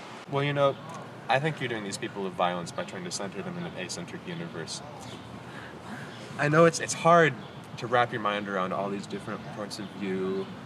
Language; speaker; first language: English; native; English